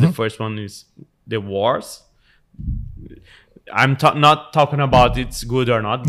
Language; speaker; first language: English; non-native, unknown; Portuguese